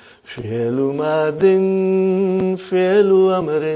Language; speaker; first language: Arabic; non-native, fluent; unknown